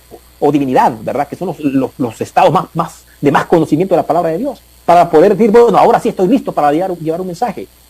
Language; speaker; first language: Spanish; native; Spanish